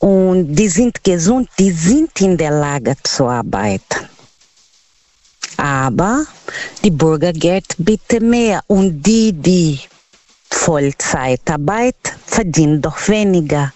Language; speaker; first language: German; non-native, learner; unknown